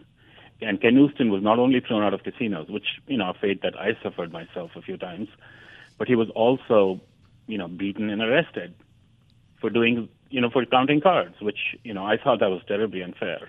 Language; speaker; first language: English; non-native, local second language; Hindi